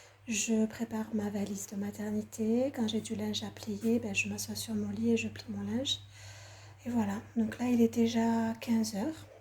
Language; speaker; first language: French; native; French